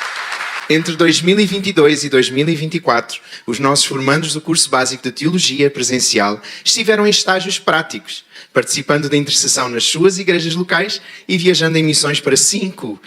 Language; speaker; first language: Portuguese; native; Portuguese